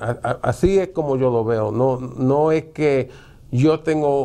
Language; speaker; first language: Spanish; early bilingual, heritage; Spanish